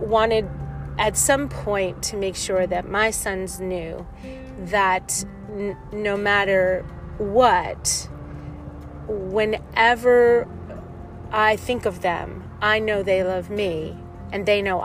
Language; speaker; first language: English; native; English